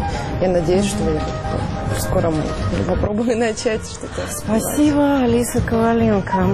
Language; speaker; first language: Russian; native; Russian